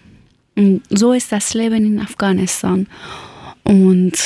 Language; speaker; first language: German; non-native, learner; Persian